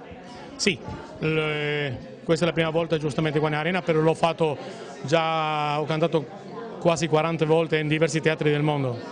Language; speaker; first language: Italian; non-native, fluent; Spanish